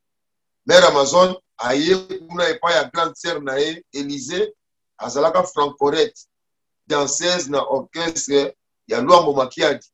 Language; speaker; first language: French; non-native, local second language; Lingala